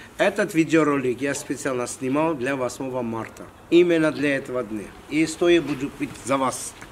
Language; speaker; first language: Russian; non-native, fluent; Armenian